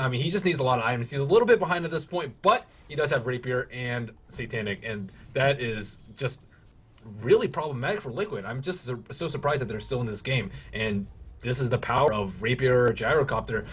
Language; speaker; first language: English; native; English